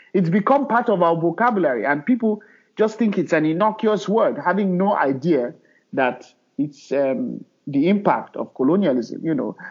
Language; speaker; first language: English; non-native, local second language; Hausa